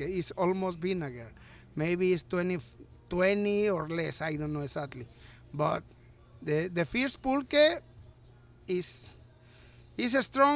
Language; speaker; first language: English; non-native, learner; Spanish